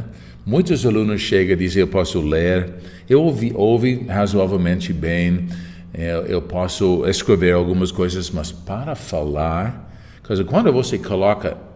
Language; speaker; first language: Portuguese; non-native, fluent; English